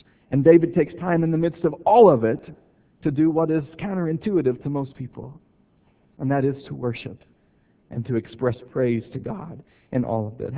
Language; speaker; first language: English; native; English